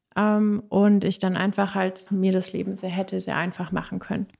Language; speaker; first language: German; native; German